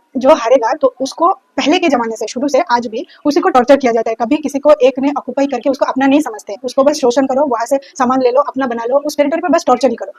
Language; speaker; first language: Hindi; non-native, local second language; Bangla